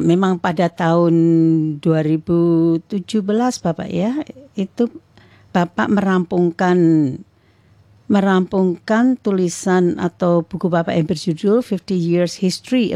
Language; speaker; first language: Indonesian; native; Indonesian